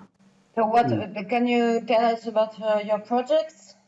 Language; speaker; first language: English; non-native, fluent; French